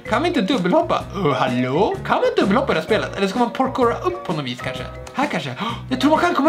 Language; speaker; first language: Swedish; native; Swedish